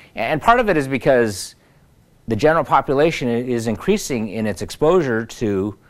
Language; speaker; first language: English; native; English